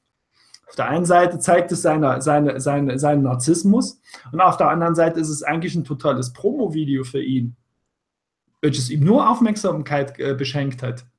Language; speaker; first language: German; native; German